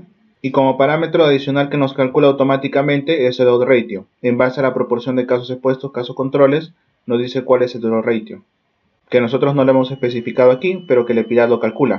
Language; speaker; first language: Spanish; native; Spanish